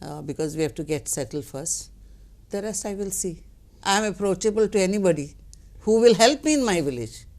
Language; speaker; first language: English; non-native, local second language; Konkani